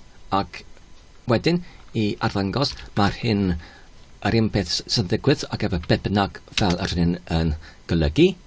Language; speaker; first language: Welsh; non-native, learner; English